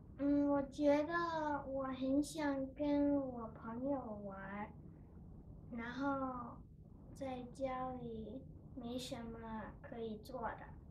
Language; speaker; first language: Chinese; early bilingual, heritage; Chinese